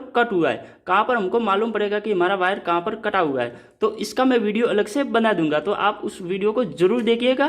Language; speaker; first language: Hindi; native; Hindi